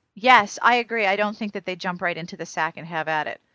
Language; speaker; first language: English; native; English